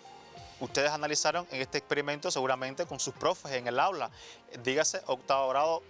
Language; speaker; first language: Spanish; native; Spanish